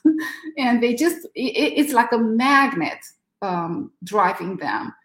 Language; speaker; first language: English; non-native, fluent; Romanian